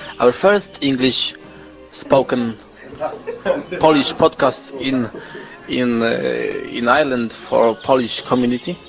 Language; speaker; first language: English; non-native, learner; Polish